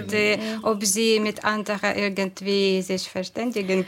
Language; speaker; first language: German; non-native, fluent; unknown